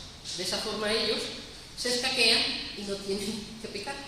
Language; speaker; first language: Spanish; native; Spanish